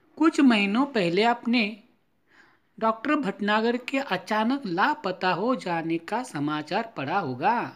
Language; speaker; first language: Hindi; non-native, local second language; Marathi